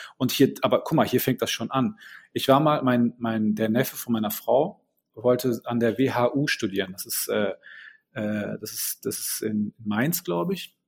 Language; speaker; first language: German; early bilingual, other home language; Bosnian